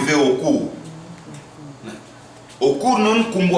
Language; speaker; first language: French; non-native, fluent; Korean